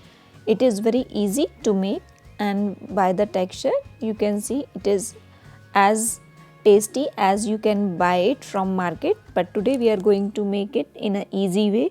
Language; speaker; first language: English; non-native, local second language; Hindi